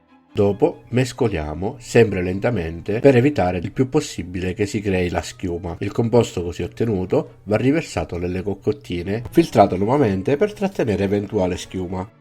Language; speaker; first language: Italian; native; Italian